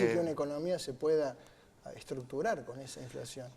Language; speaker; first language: Spanish; native; Spanish